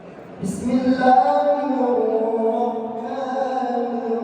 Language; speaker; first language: Arabic; native; Arabic